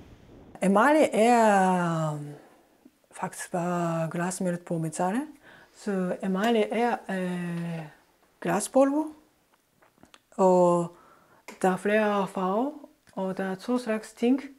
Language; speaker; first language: Danish; non-native, fluent; Japanese